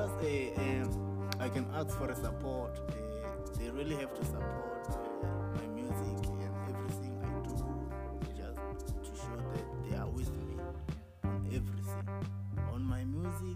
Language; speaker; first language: English; non-native, local second language; Venda